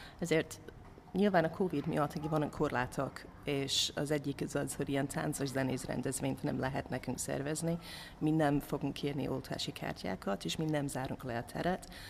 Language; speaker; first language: Hungarian; non-native, fluent; English